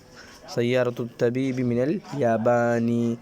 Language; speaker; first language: Arabic; non-native, fluent; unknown